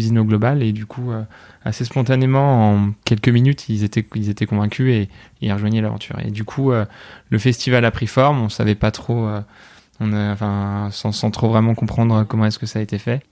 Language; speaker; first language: French; native; French